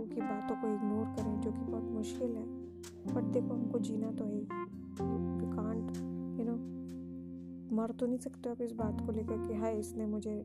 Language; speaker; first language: Hindi; native; Hindi